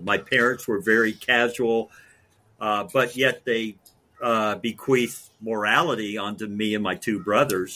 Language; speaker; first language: English; native; English